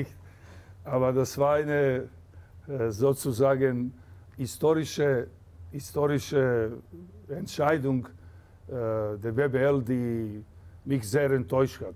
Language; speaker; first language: German; non-native, fluent; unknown